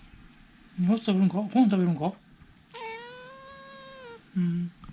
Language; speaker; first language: Japanese; native; Japanese